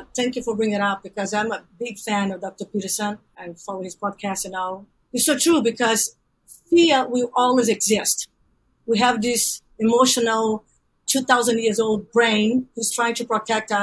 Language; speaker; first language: English; non-native, fluent; Portuguese